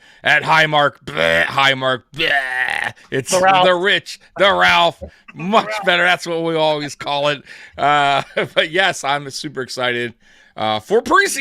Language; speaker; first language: English; native; English